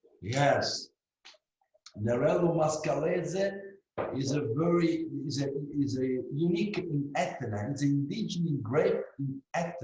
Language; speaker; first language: English; non-native, learner; Italian